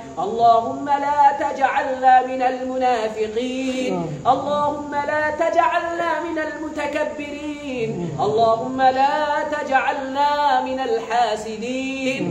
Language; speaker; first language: Arabic; non-native, fluent; Bangla